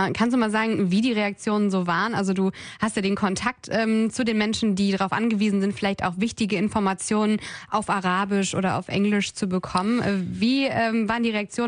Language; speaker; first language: German; native; German